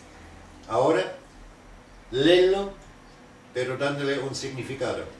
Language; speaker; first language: Spanish; non-native, fluent; German